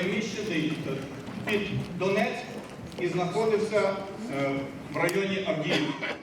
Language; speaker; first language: Ukrainian; native; Ukrainian